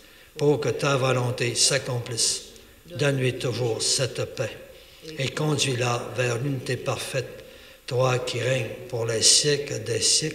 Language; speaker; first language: French; native; French